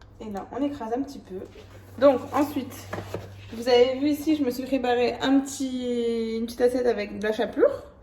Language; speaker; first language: French; early bilingual, other home language; Arabic